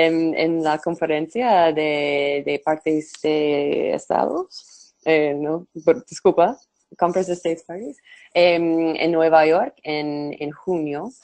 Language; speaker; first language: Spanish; non-native, fluent; English